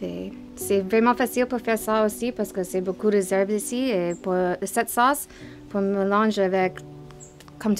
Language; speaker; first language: French; non-native, learner; English